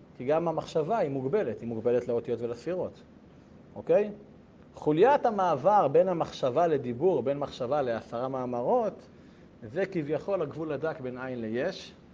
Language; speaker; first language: Hebrew; native; Hebrew